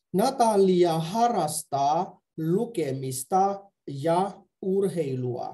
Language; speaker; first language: Finnish; non-native, fluent; Burmese